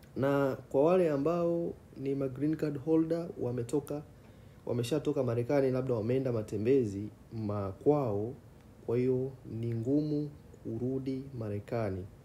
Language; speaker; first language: Swahili; native; Swahili